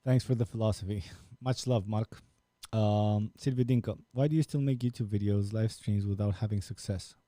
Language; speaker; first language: English; non-native, fluent; Romanian